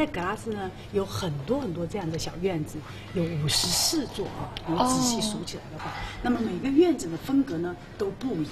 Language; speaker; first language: Chinese; native; Chinese